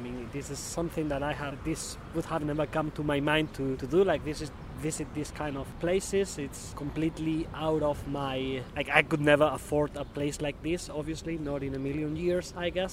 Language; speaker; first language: English; non-native, fluent; Spanish